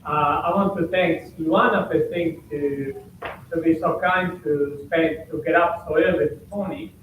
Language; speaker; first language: English; non-native, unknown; Italian